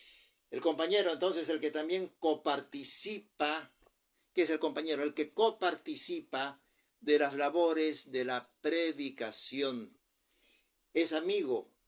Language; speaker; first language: Spanish; native; Spanish